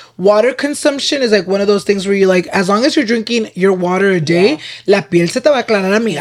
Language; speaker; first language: English; early bilingual, other home language; Spanish